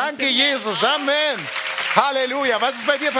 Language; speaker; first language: German; native; German